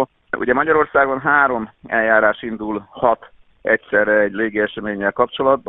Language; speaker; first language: Hungarian; native; Hungarian